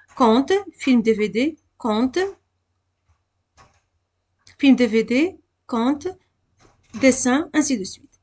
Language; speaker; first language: French; non-native, local second language; Arabic